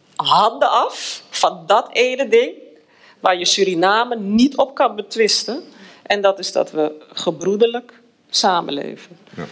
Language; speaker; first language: Dutch; native; Dutch